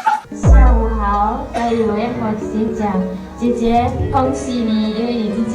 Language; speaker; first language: Chinese; non-native, local second language; Malay